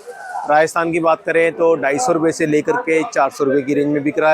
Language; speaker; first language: Hindi; native; Hindi